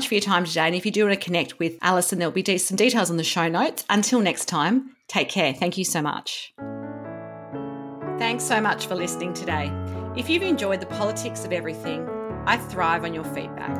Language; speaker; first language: English; native; English